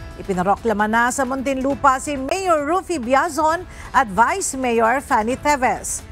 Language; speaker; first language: Filipino; native; Filipino